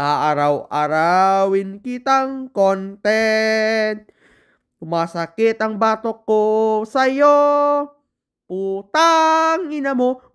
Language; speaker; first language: Filipino; non-native, local second language; Iloko